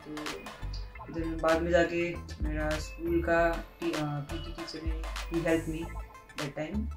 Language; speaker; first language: Hindi; non-native, local second language; Nepali